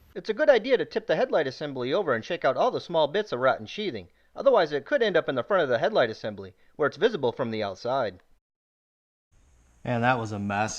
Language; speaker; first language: English; native; English